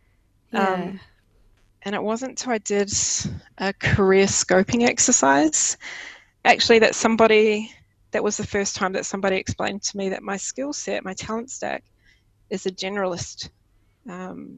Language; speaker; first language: English; native; English